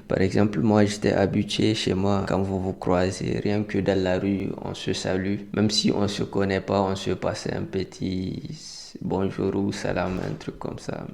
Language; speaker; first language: French; non-native, local second language; Hausa